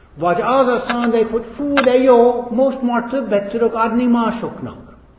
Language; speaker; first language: Hungarian; non-native, fluent; English